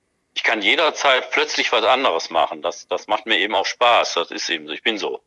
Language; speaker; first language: German; native; German